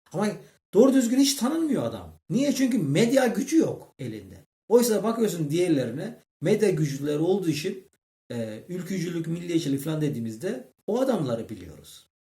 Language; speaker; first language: Turkish; early bilingual, heritage; Turkish